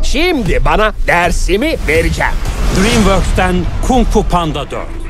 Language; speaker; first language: Turkish; native; Turkish